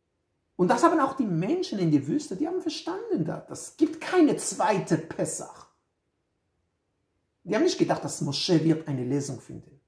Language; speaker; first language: German; non-native, fluent; Hebrew